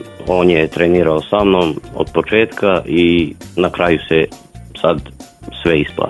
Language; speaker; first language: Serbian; non-native, local second language; Hungarian